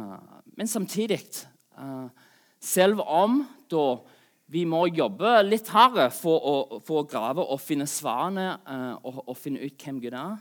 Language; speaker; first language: Norwegian; non-native, fluent; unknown